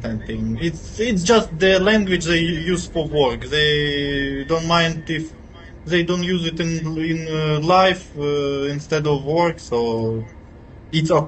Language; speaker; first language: English; non-native, fluent; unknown